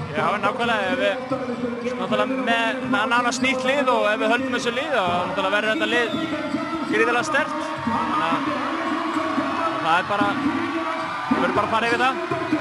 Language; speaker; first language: Icelandic; native; Icelandic